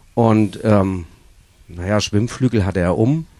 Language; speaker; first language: German; native; German